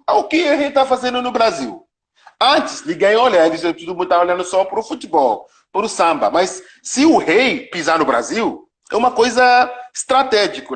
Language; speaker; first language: Portuguese; non-native, learner; Yoruba